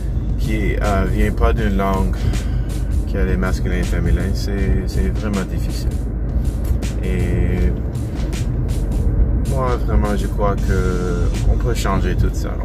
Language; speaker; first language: French; non-native, learner; English